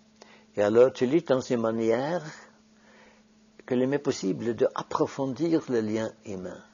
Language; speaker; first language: French; non-native, fluent; Norwegian